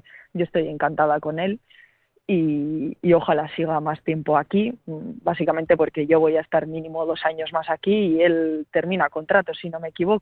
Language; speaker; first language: Spanish; native; Spanish